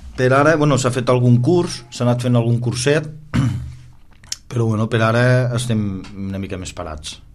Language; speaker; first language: Catalan; native; Catalan